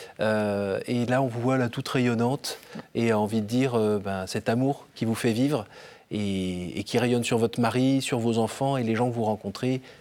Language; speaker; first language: French; native; French